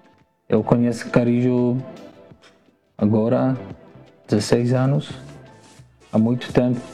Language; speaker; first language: Portuguese; non-native, learner; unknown